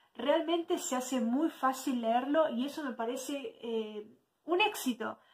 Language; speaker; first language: Spanish; native; Spanish